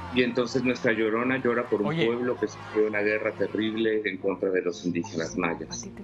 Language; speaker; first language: Spanish; native; Spanish